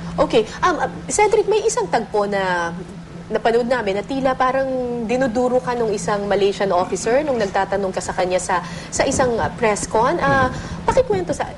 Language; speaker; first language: Filipino; native; Filipino